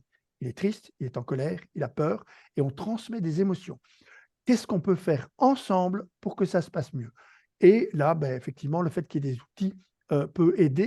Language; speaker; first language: French; native; French